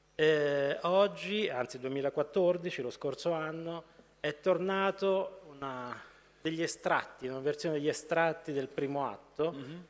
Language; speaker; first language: Italian; native; Italian